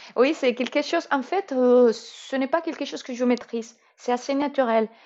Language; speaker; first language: French; non-native, fluent; Spanish